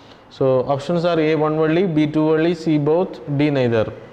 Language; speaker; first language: English; non-native, local second language; Tamil